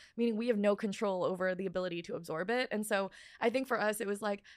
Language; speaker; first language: English; native; English